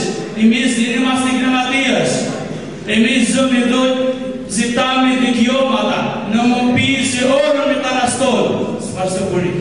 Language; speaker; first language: Greek; non-native, learner; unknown